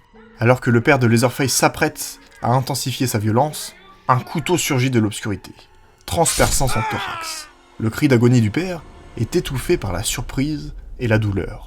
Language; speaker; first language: French; native; French